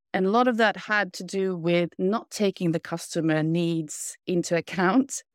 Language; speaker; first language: English; non-native, fluent; Norwegian